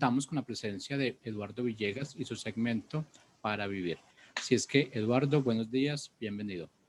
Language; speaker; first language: Spanish; native; Spanish